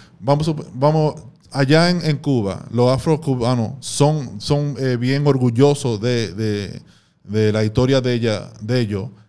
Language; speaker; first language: Spanish; early bilingual, heritage; Spanish